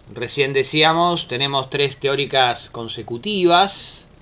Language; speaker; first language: Spanish; native; Spanish